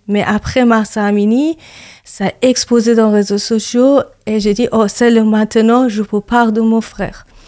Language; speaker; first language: French; non-native, learner; Persian